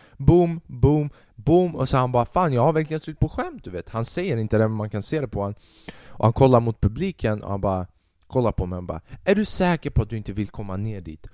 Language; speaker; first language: Swedish; early bilingual, other home language; Albanian